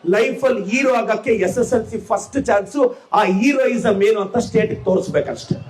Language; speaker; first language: Kannada; native; Kannada